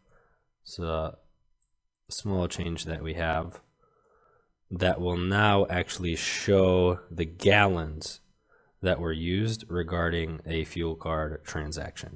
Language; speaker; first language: English; native; English